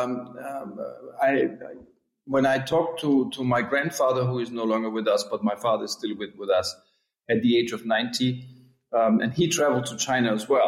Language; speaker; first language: English; non-native, fluent; German